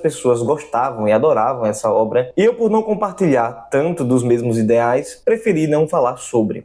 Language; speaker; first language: Portuguese; native; Portuguese